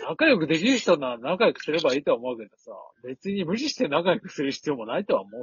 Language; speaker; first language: Japanese; native; Japanese